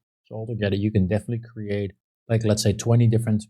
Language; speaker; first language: English; non-native, fluent; Dutch